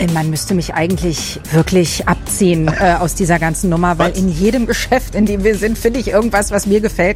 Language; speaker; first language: German; native; German